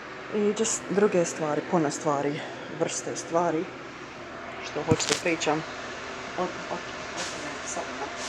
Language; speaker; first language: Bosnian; early bilingual, heritage; Bosnian